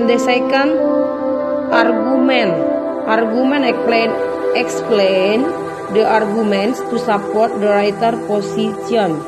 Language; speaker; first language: English; non-native, learner; Indonesian